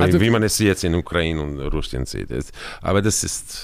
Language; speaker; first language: German; non-native, fluent; Spanish